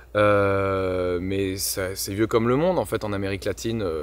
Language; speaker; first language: French; native; French